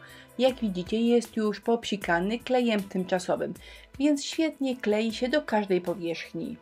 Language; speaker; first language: Polish; native; Polish